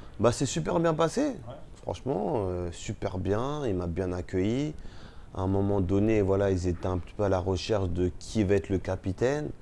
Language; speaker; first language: French; early bilingual, other home language; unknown